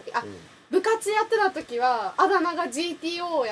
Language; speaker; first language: Japanese; native; Japanese